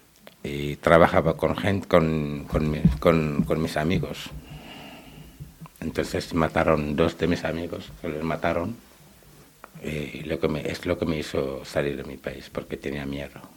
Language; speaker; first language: Spanish; non-native, learner; Wolof